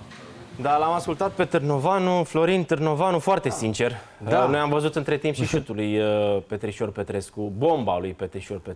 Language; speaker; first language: Romanian; native; Romanian